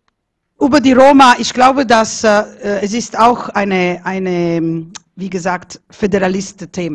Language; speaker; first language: German; non-native, fluent; Italian